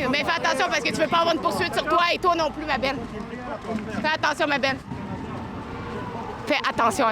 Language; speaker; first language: French; native; French